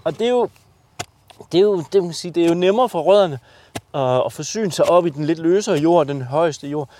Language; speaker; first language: Danish; native; Danish